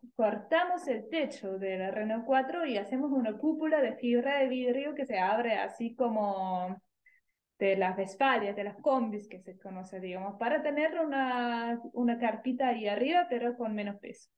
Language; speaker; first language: Spanish; non-native, fluent; German